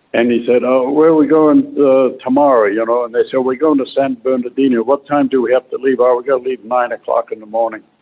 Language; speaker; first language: English; native; English